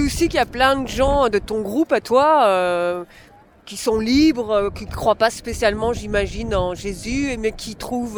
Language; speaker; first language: French; native; French